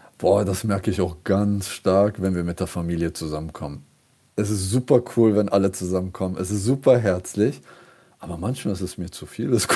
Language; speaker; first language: German; early bilingual, other home language; Kurdish